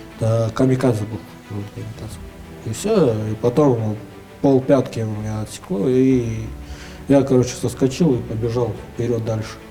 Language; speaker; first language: Russian; native; Russian